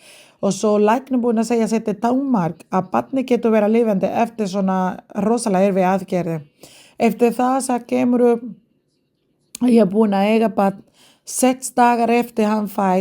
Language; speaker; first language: Icelandic; non-native, learner; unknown